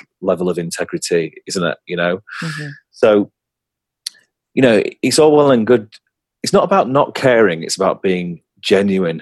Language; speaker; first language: English; native; English